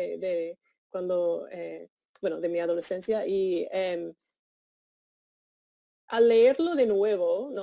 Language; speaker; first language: Spanish; non-native, fluent; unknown